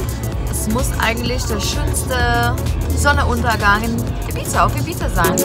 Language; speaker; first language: German; non-native, fluent; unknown